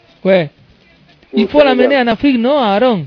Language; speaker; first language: French; non-native, learner; Spanish